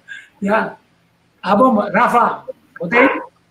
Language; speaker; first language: Dutch; non-native, local second language; Papiamento